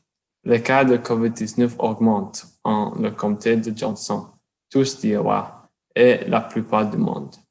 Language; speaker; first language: French; non-native, learner; English